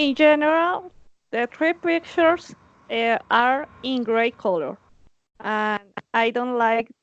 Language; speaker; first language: English; non-native, learner; Spanish